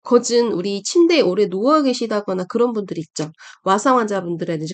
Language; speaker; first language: Korean; native; Korean